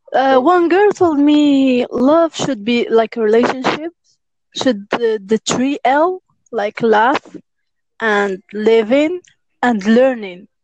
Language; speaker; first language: English; non-native, learner; Arabic